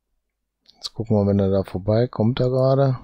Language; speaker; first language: German; native; German